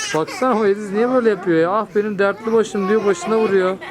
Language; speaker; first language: Turkish; native; Turkish